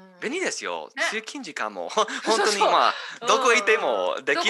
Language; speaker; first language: Japanese; non-native, learner; English